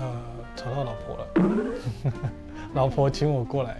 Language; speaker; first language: Chinese; native; Chinese